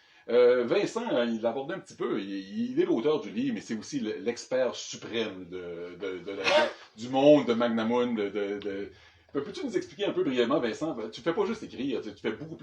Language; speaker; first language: French; native; French